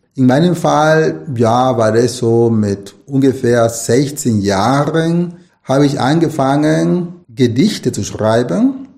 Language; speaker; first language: German; non-native, fluent; Spanish